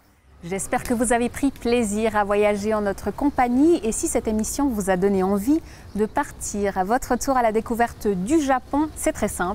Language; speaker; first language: French; native; French